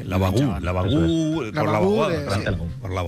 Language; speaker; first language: Spanish; native; Spanish